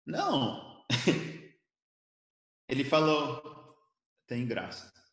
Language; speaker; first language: Portuguese; early bilingual, other home language; English